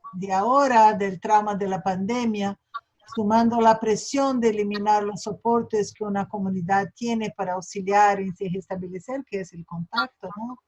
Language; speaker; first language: Spanish; non-native, learner; Portuguese